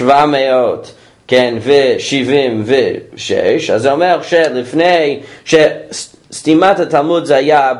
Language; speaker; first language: Hebrew; non-native, fluent; English